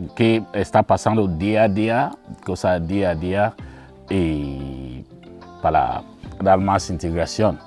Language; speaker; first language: Spanish; non-native, learner; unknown